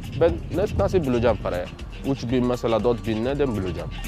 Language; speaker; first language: Turkish; non-native, learner; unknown